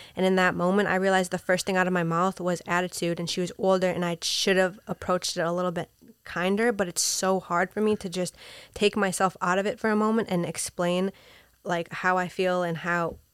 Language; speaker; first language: English; native; English